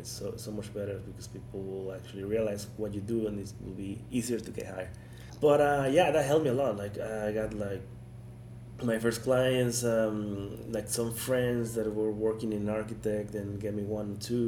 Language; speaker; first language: English; non-native, fluent; Spanish